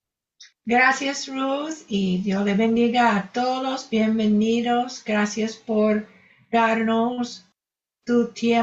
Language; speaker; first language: Spanish; non-native, fluent; English